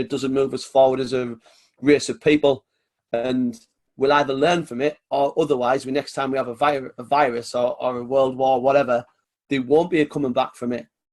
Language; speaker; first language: English; native; English